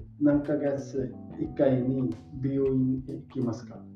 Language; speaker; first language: Japanese; non-native, learner; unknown